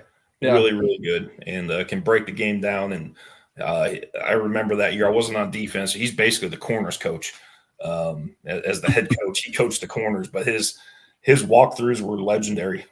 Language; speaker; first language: English; native; English